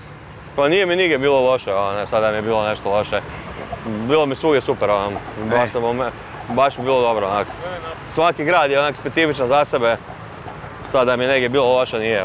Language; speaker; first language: Serbian; native; Serbian